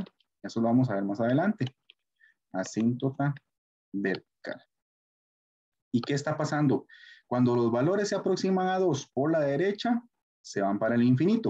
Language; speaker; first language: Spanish; native; Spanish